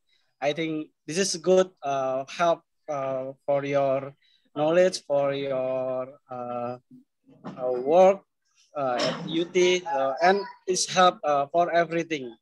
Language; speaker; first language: English; non-native, learner; Indonesian